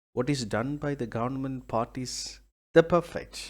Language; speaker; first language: English; non-native, local second language; Malayalam